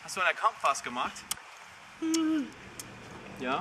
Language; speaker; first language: German; non-native, learner; English